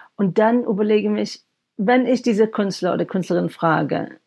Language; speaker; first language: German; non-native, fluent; English